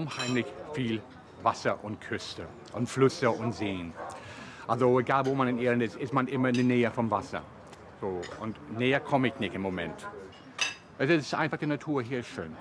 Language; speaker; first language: German; non-native, fluent; English